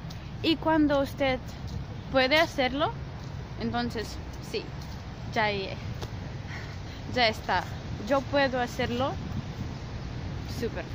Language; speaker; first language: Spanish; non-native, fluent; Russian